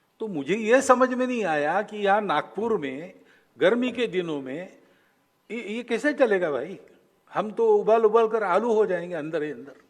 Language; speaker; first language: Hindi; non-native, local second language; Marathi